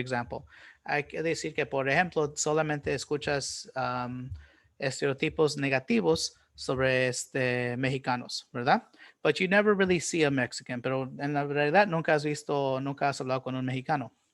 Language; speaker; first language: Spanish; early bilingual, heritage; Spanish